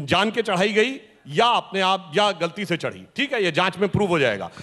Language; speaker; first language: Hindi; native; Hindi